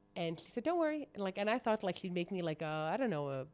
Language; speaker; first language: English; native; English